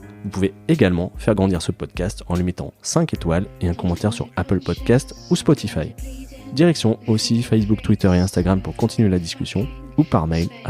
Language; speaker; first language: French; native; French